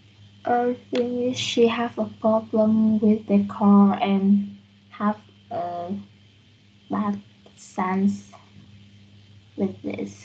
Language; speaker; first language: English; non-native, learner; Vietnamese